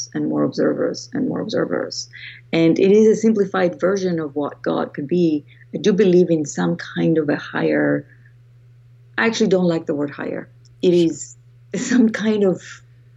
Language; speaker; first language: English; non-native, fluent; Greek